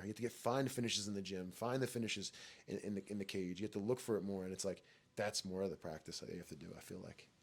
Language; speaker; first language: English; native; English